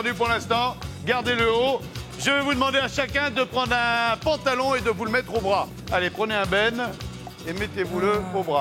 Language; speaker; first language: French; native; French